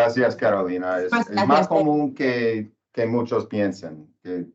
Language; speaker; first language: Spanish; non-native, learner; English